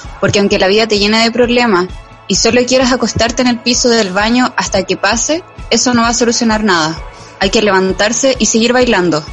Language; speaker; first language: Spanish; native; Spanish